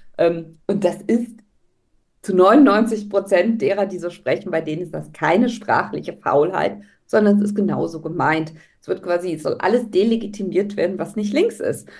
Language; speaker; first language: German; native; German